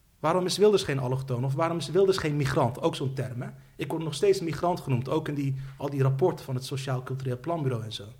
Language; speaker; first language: Dutch; early bilingual, other home language; Turkish